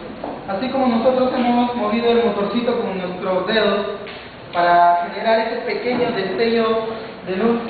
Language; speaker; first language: Spanish; native; Spanish